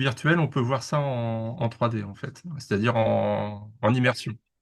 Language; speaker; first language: French; native; French